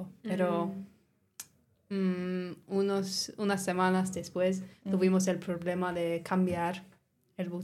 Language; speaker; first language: Spanish; non-native, learner; English